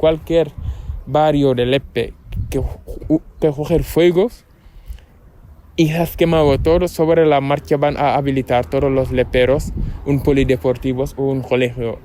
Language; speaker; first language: Spanish; non-native, fluent; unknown